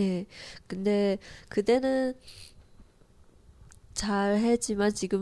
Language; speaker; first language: Korean; non-native, learner; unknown